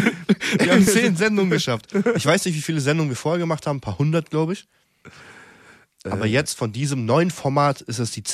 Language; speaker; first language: German; native; German